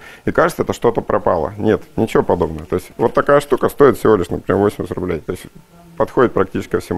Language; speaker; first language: Russian; native; Russian